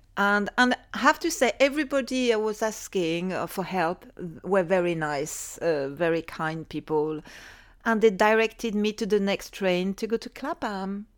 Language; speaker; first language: English; non-native, fluent; French